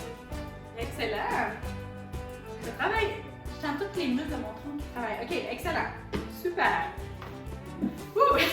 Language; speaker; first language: French; native; French